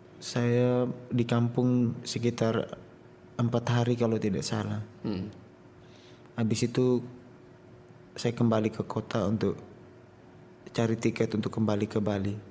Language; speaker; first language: Indonesian; non-native, local second language; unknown